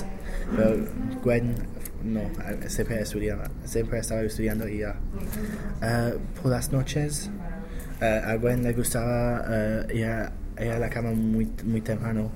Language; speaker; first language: Spanish; non-native, learner; English